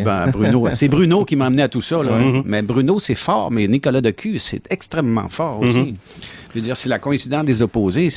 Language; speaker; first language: French; native; French